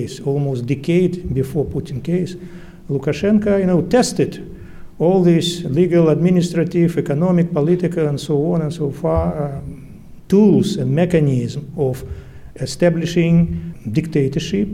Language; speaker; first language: English; early bilingual, other home language; Russian